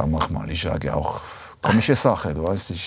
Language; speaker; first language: German; non-native, fluent; Italian